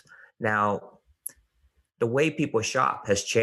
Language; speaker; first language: English; native; English